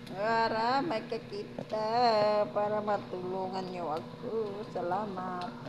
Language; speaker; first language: Filipino; native; Filipino